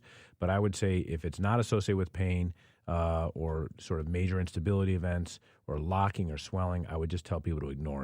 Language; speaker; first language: English; native; English